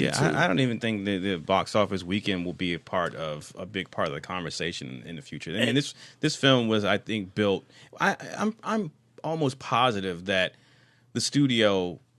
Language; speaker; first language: English; native; English